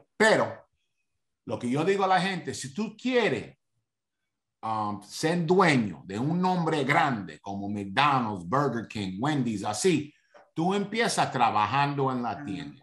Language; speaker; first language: Spanish; early bilingual, heritage; Spanish